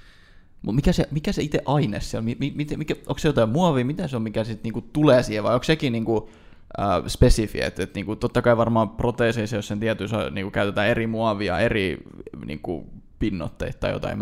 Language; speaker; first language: Finnish; native; Finnish